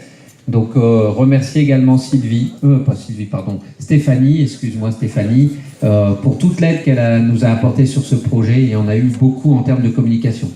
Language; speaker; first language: French; native; French